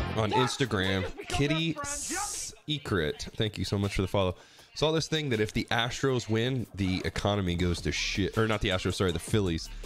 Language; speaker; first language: English; native; English